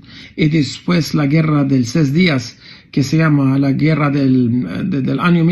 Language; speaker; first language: Spanish; non-native, fluent; Arabic